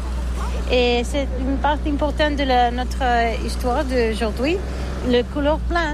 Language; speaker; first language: French; non-native, learner; Catalan